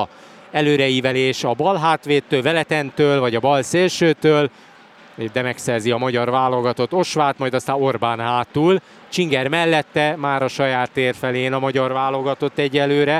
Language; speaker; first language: Hungarian; native; Hungarian